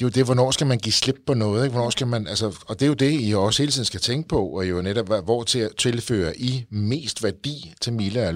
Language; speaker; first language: Danish; native; Danish